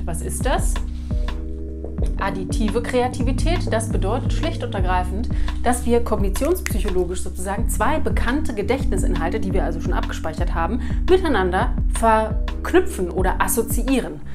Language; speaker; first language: German; native; German